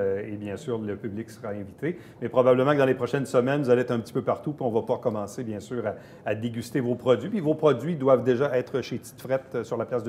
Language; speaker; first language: French; native; French